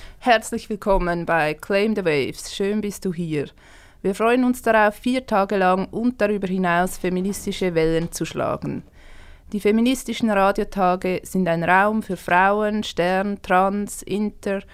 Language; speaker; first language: German; native; German